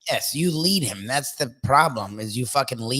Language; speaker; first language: English; native; English